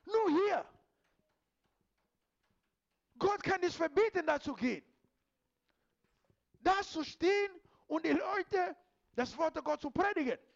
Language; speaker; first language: German; non-native, fluent; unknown